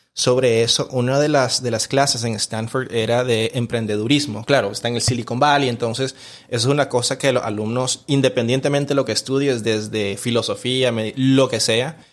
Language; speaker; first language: Spanish; native; Spanish